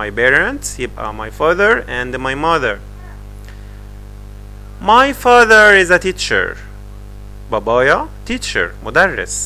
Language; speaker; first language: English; non-native, fluent; Arabic